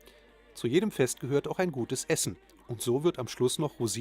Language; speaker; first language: German; native; German